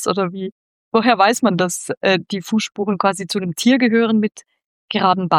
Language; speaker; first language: German; native; German